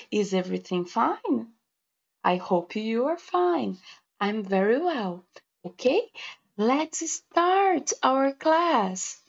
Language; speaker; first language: English; non-native, learner; Portuguese